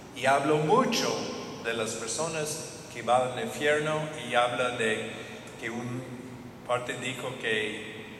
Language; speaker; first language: Spanish; non-native, fluent; English